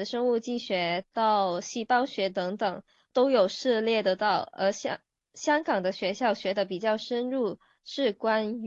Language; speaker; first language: Chinese; non-native, local second language; Cantonese